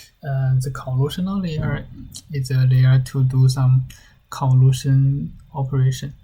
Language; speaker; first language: English; non-native, learner; Chinese